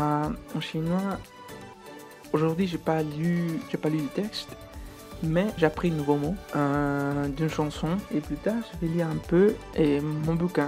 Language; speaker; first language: French; non-native, fluent; Spanish